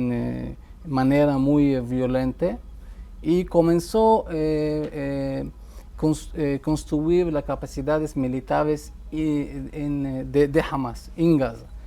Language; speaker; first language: Spanish; non-native, fluent; Hebrew